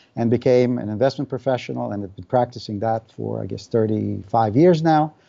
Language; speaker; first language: English; non-native, fluent; Russian